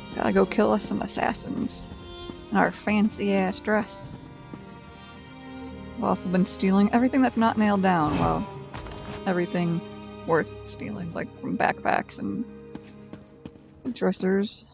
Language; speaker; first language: English; native; English